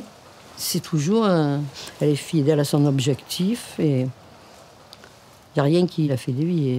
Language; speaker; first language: French; native; French